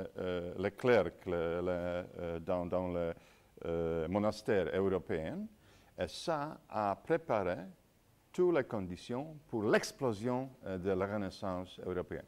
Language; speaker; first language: French; non-native, fluent; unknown